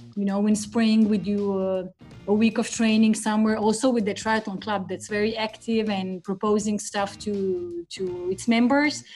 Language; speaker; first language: English; non-native, fluent; Croatian